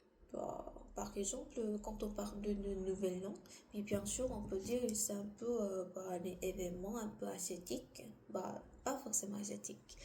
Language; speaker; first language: French; non-native, learner; Korean